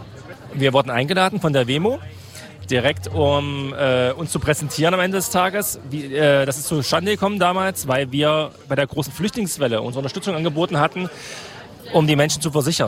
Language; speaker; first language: German; native; German